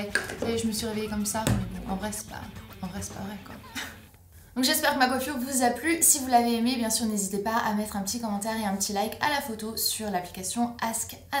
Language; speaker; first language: French; native; French